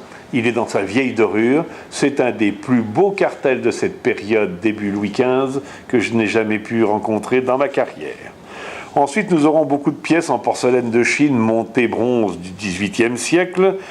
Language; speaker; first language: French; native; French